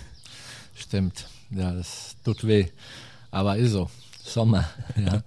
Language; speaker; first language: German; non-native, fluent; Italian